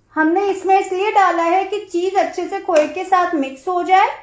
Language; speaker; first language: Hindi; native; Hindi